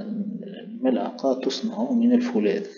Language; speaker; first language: Arabic; native; Arabic